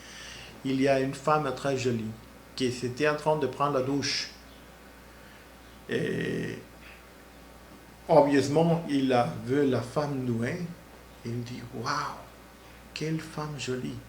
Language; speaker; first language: French; non-native, learner; Spanish